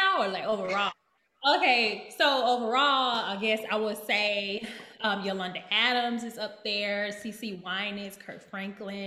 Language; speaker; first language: English; native; English